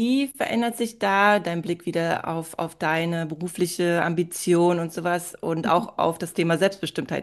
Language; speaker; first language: German; native; German